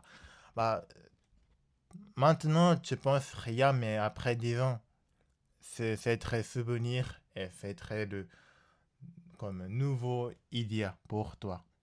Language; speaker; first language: French; non-native, learner; Japanese